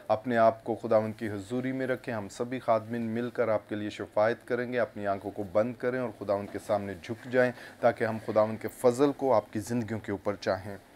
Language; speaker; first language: Urdu; non-native, local second language; Punjabi